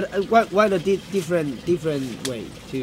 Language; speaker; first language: English; non-native, learner; Chinese